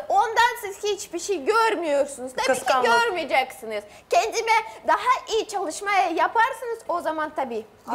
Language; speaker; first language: Turkish; non-native, learner; Russian